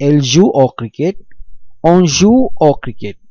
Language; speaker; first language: French; non-native, fluent; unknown